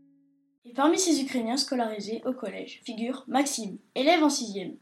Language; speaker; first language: French; native; French